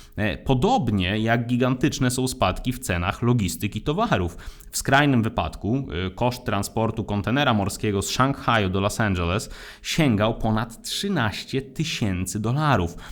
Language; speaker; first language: Polish; native; Polish